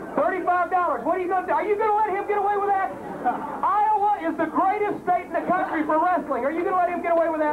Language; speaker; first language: English; native; English